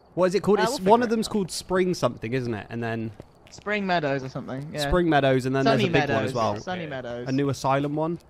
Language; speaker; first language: English; native; English